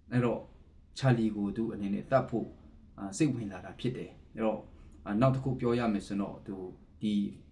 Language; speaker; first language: Burmese; non-native, local second language; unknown